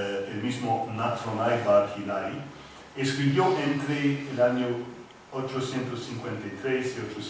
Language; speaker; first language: Spanish; non-native, fluent; English